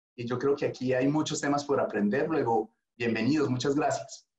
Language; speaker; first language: Spanish; native; Spanish